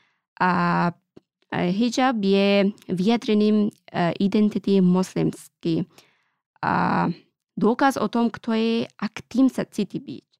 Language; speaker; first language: Slovak; non-native, learner; Pashto